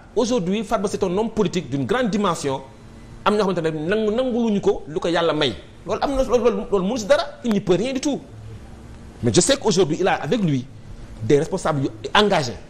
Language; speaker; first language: Wolof; non-native, local second language; Fula